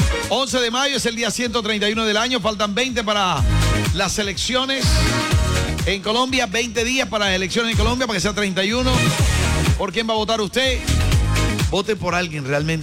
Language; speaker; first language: Spanish; native; Spanish